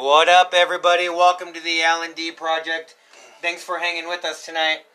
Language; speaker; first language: English; early bilingual, other home language; Spanish